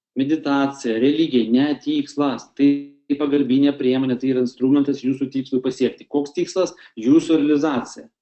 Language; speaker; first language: Lithuanian; non-native, local second language; Russian